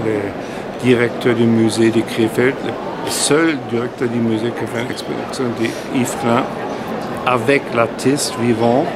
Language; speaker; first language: French; non-native, fluent; German